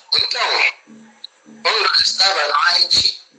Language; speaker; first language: Portuguese; non-native, fluent; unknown